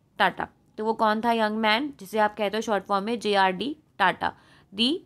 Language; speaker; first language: Hindi; native; Hindi